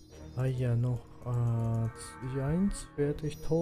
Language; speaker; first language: German; non-native, learner; Japanese